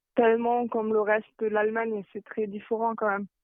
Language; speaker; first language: French; non-native, fluent; German